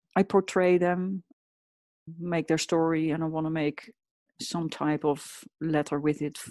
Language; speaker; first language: English; non-native, fluent; Dutch